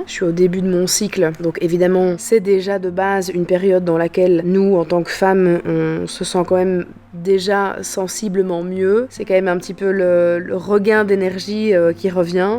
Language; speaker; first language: French; native; French